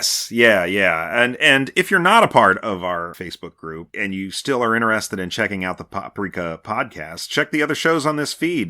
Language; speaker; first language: English; native; English